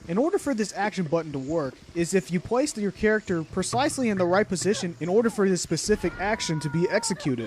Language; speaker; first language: English; non-native, fluent; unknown